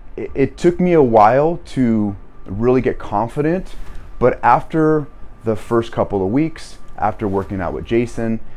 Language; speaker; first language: English; native; English